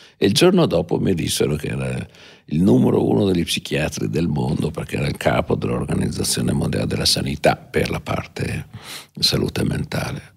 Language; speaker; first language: Italian; native; Italian